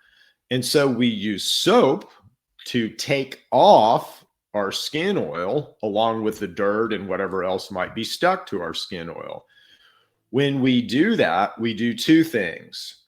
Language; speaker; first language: English; native; English